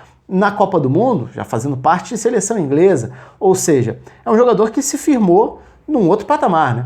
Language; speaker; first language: Portuguese; native; Portuguese